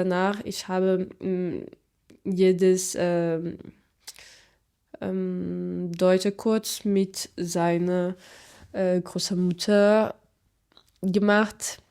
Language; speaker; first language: German; non-native, learner; Portuguese